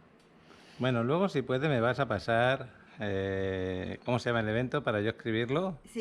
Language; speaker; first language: Spanish; native; Spanish